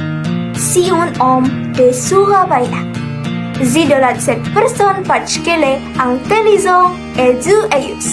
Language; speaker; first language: French; non-native, learner; Indonesian